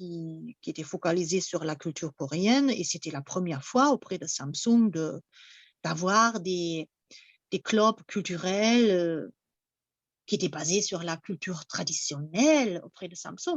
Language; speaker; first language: French; non-native, fluent; German